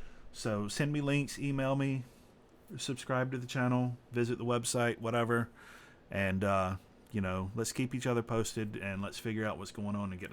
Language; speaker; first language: English; native; English